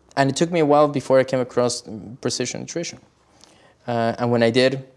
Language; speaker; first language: English; early bilingual, other home language; Spanish